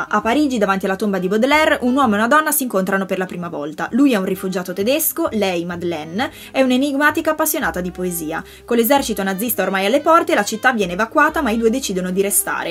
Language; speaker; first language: Italian; native; Italian